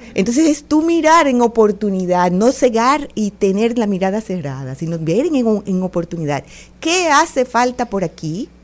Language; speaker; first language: Spanish; native; Spanish